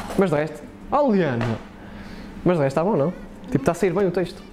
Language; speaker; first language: Portuguese; native; Portuguese